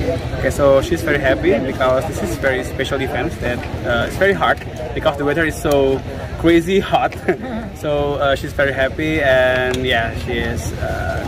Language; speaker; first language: English; non-native, learner; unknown